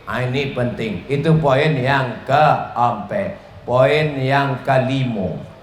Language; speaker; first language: Indonesian; native; Indonesian